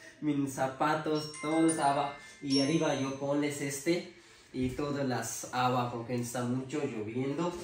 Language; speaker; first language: Spanish; non-native, learner; Urdu